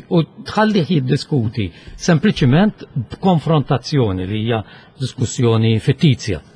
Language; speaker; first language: Maltese; native; Maltese